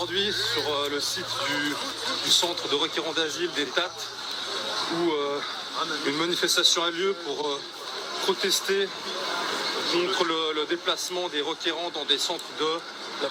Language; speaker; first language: French; native; French